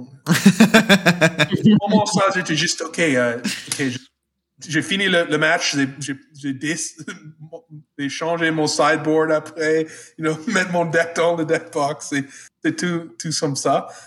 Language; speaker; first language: French; non-native, fluent; English